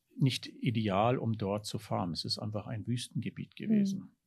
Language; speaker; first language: German; early bilingual, heritage; German